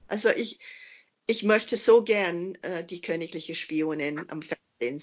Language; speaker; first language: German; non-native, fluent; English